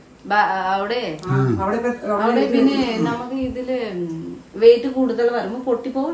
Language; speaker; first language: Malayalam; non-native, learner; Nepali